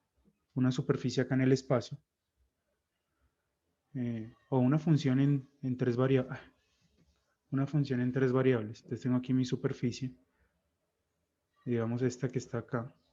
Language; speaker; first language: Spanish; native; Spanish